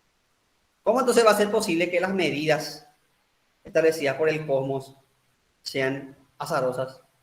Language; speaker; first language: Spanish; native; Spanish